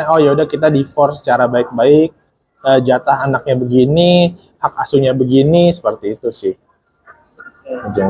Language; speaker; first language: Indonesian; native; Indonesian